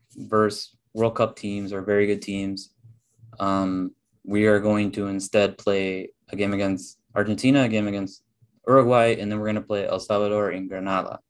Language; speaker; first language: English; early bilingual, other home language; Spanish